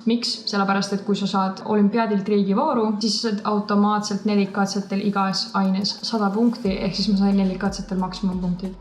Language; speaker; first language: Estonian; native; Estonian